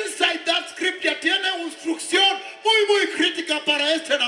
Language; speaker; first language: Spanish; non-native, learner; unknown